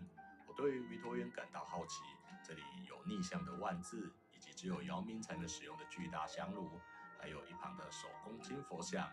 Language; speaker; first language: Chinese; native; Chinese